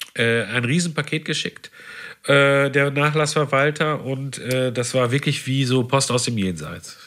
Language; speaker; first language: German; native; German